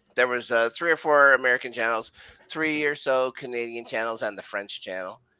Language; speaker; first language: English; native; English